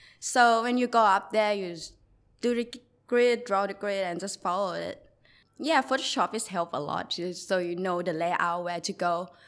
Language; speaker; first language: English; non-native, learner; Thai